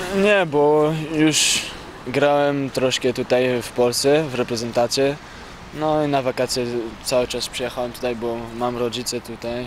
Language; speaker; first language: Polish; early bilingual, heritage; French